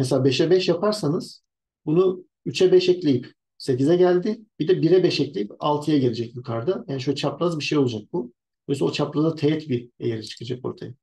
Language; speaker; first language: Turkish; native; Turkish